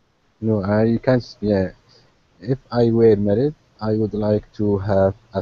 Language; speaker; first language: English; non-native, learner; Arabic